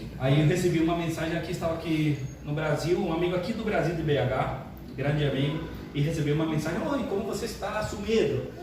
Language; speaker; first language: Portuguese; non-native, fluent; Spanish